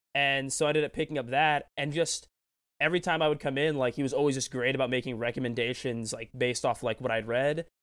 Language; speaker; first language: English; native; English